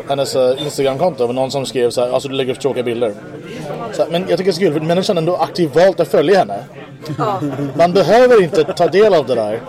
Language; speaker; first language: Swedish; early bilingual, other home language; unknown